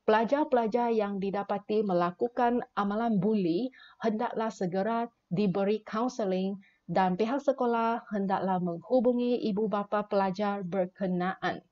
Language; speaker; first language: Malay; non-native, local second language; Chinese